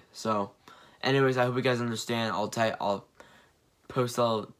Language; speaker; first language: English; native; English